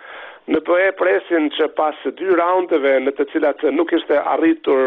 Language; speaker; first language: Albanian; native; Albanian